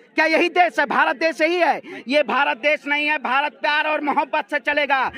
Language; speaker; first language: Hindi; native; Hindi